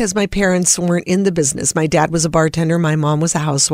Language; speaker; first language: English; native; English